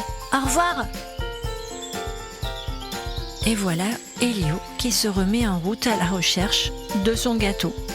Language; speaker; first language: French; native; French